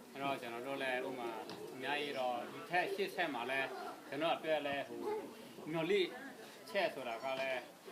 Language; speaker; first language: Burmese; non-native, local second language; Western Kayah